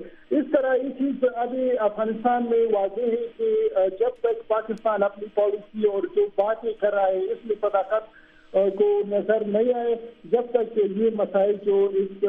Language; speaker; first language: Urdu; non-native, fluent; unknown